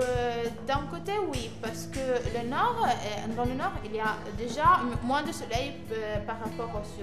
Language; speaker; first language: French; non-native, learner; Italian